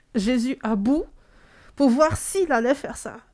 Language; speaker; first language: French; native; French